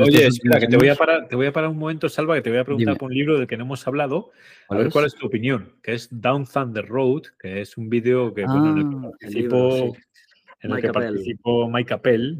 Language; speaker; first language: Spanish; native; Spanish